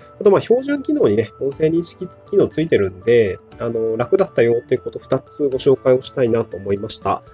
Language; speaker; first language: Japanese; native; Japanese